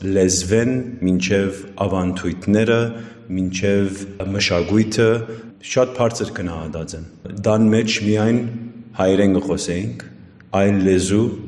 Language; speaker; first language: Armenian; early bilingual, heritage; Armenian